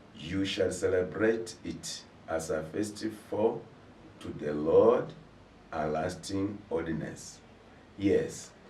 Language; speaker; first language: English; non-native, local second language; Swahili